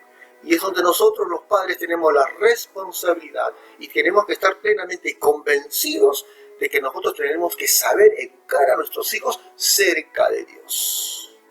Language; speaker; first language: Spanish; native; Spanish